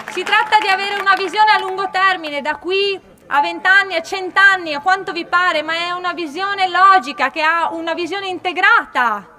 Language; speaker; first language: Italian; native; Italian